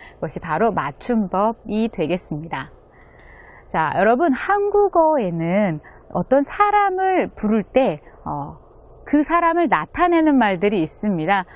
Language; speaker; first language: Korean; native; Korean